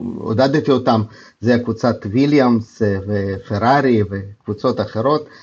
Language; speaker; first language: Hebrew; non-native, fluent; Russian